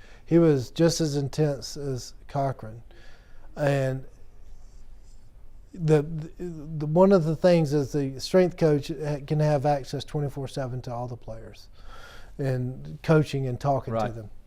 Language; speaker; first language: English; native; English